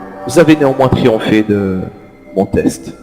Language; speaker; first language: French; native; French